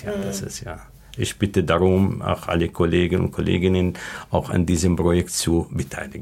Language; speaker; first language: German; non-native, learner; Arabic